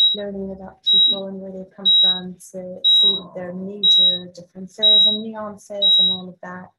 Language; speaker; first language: English; non-native, fluent; Arabic